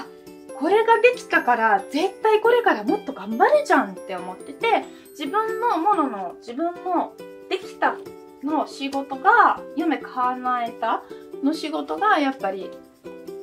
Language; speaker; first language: Japanese; non-native, fluent; Italian